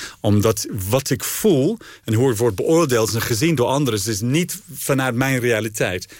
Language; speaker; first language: Dutch; non-native, fluent; English